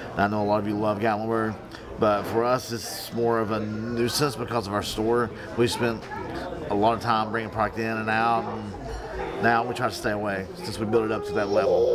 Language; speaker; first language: English; native; English